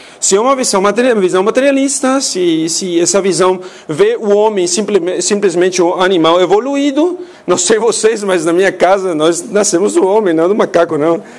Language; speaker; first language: Portuguese; non-native, fluent; Spanish